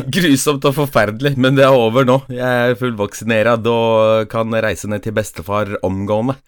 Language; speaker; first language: Norwegian; early bilingual, other home language; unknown